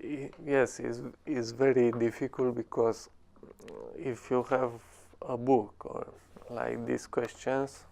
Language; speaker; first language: English; non-native, learner; Romanian